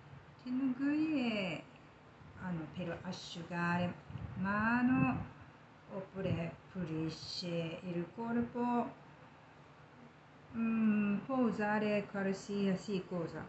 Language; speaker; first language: Italian; non-native, learner; Japanese